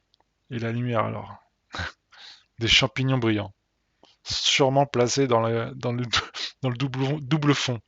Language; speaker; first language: French; native; French